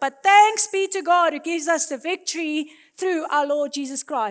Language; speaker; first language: English; non-native, local second language; Afrikaans